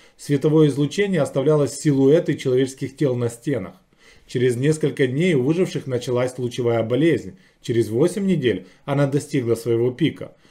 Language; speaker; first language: Russian; native; Russian